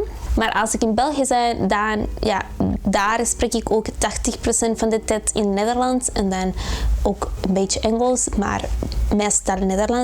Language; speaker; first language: Dutch; non-native, learner; Spanish